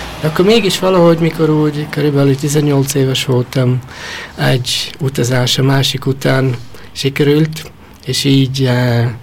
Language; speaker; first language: Hungarian; early bilingual, heritage; Hungarian